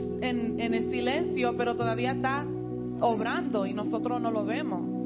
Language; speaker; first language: Spanish; early bilingual, heritage; Spanish